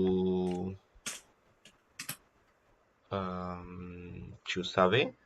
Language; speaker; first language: French; non-native, learner; Telugu